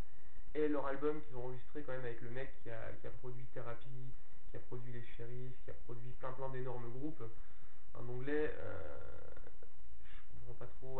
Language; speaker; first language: French; native; French